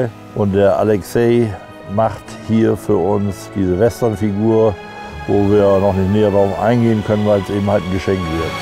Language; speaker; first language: German; native; German